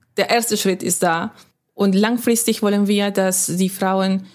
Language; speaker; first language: German; non-native, fluent; Spanish